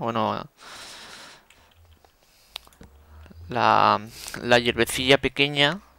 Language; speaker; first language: Spanish; native; Spanish